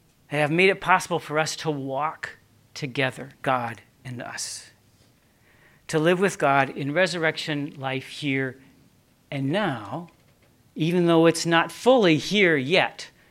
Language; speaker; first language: English; native; English